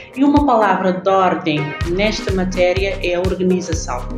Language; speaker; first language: Portuguese; non-native, local second language; Kabuverdianu